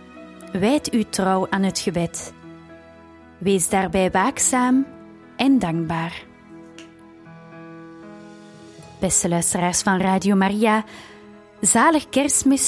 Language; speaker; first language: Dutch; native; Dutch